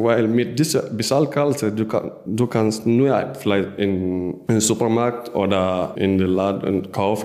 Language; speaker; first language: German; non-native, learner; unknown